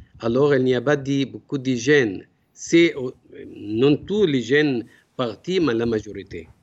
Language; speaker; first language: French; non-native, learner; Arabic